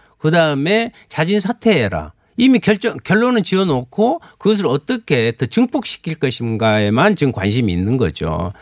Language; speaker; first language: Korean; native; Korean